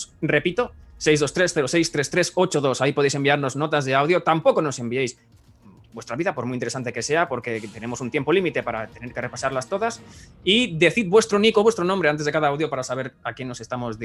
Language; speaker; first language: Spanish; native; Spanish